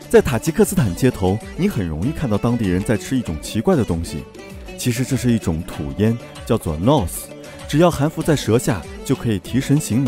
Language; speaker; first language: Chinese; native; Chinese